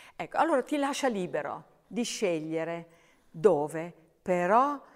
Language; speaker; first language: Italian; native; Italian